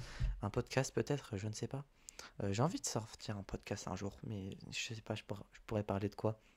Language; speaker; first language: French; native; French